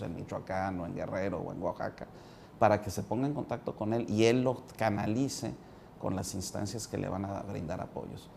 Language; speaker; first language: Spanish; native; Spanish